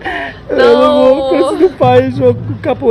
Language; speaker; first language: Portuguese; non-native, learner; English